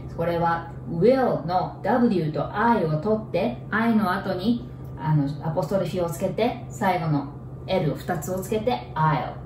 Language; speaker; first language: Japanese; native; Japanese